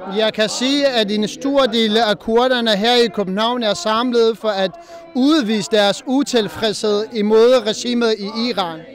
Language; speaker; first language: Danish; non-native, fluent; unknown